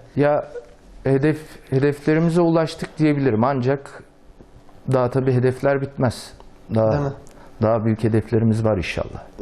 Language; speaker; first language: Turkish; native; Turkish